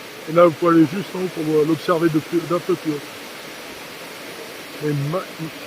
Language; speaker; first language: French; native; French